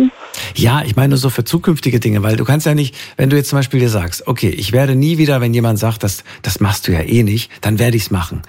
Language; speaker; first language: German; native; German